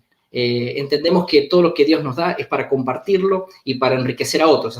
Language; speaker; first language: Spanish; native; Spanish